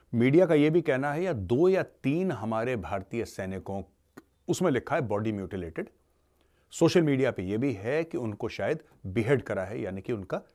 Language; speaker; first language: Hindi; native; Hindi